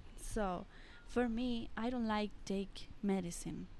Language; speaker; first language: English; non-native, learner; Spanish